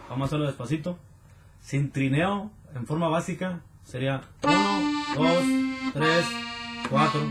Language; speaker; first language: Spanish; native; Spanish